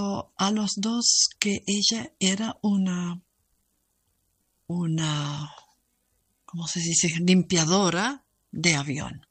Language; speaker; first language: Spanish; non-native, fluent; German